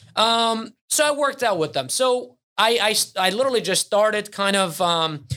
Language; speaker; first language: English; early bilingual, other home language; Arabic